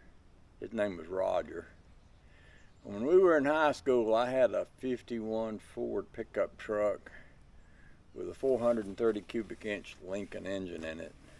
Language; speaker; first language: English; native; English